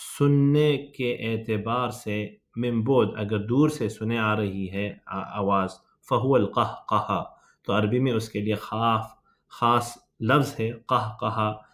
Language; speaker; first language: Urdu; native; Urdu